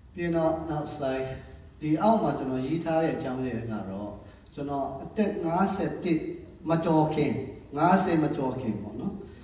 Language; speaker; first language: Burmese; non-native, local second language; Tedim Chin